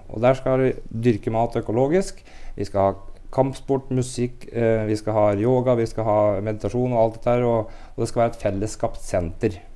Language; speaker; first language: Norwegian; native; Norwegian